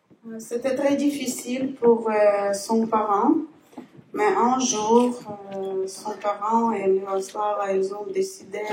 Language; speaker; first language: French; non-native, learner; Ukrainian